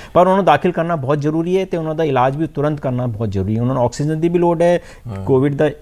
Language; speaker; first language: Hindi; non-native, local second language; Punjabi